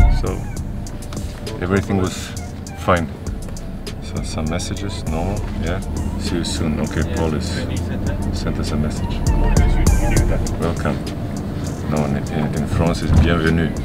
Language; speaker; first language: English; non-native, learner; Croatian